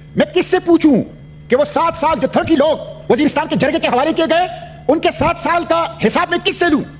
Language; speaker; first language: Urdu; non-native, local second language; Pashto